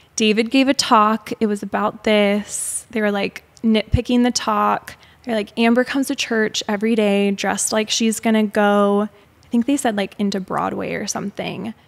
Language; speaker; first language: English; native; English